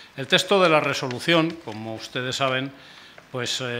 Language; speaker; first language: Spanish; native; Spanish